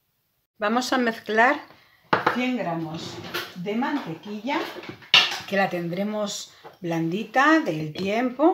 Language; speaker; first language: Spanish; native; Spanish